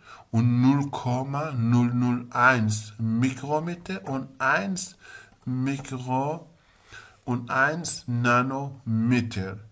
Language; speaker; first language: German; non-native, learner; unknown